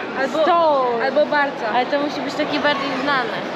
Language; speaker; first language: Polish; early bilingual, heritage; Polish